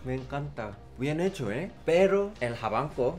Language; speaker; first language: Spanish; non-native, learner; Korean